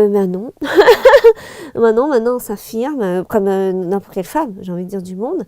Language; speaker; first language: French; early bilingual, other home language; Chinese